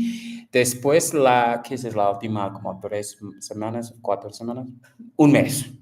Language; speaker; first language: Spanish; non-native, learner; English